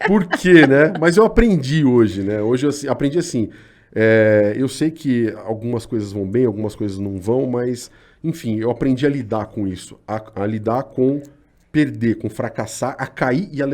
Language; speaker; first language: Portuguese; native; Portuguese